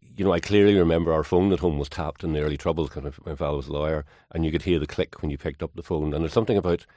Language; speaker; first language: English; native; English